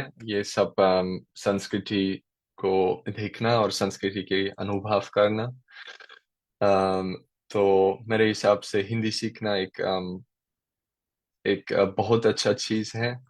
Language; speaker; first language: Hindi; non-native, learner; German